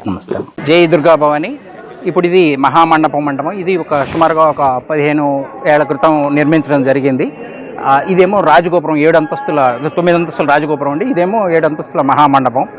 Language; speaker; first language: Telugu; native; Telugu